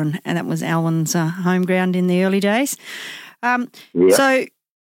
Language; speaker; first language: English; native; English